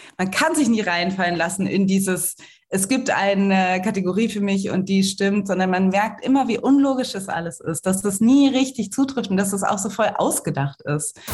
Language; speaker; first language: German; native; German